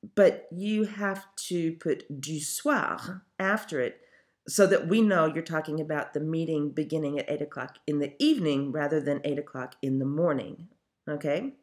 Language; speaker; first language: English; native; English